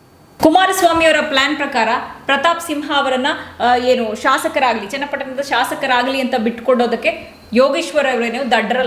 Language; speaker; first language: Kannada; native; Kannada